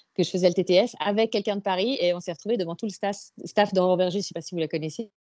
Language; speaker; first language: French; native; French